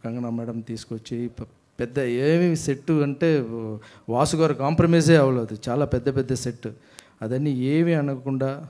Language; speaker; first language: Telugu; non-native, fluent; Tamil